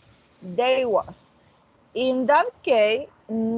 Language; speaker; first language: English; non-native, learner; Spanish